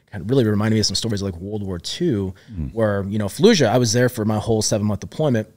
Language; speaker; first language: English; native; English